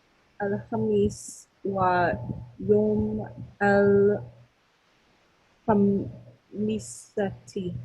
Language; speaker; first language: Arabic; non-native, learner; English